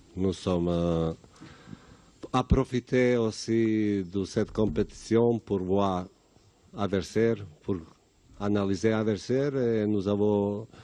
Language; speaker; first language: French; non-native, learner; Bosnian